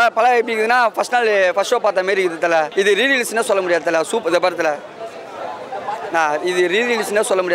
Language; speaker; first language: Tamil; native; Tamil